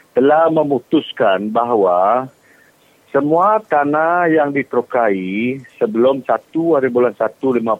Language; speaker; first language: Malay; non-native, local second language; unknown